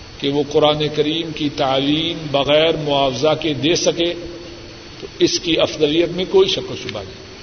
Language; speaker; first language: Urdu; non-native, local second language; Punjabi